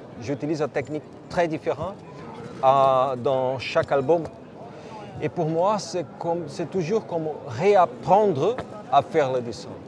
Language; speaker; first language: French; non-native, fluent; Portuguese